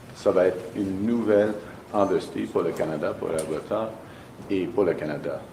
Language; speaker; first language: French; non-native, local second language; English